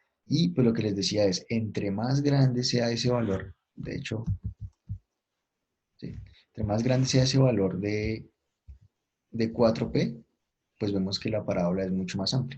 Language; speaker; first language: Spanish; native; Spanish